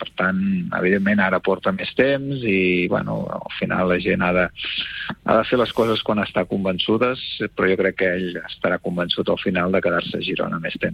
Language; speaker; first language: Catalan; native; Catalan